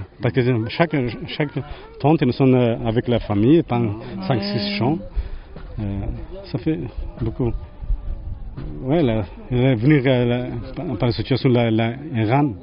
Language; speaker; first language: French; non-native, learner; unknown